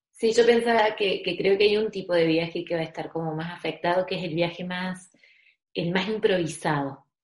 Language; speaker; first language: Spanish; native; Spanish